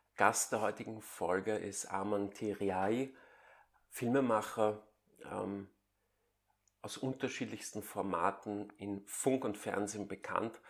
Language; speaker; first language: German; native; German